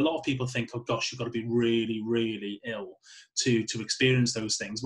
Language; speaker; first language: English; native; English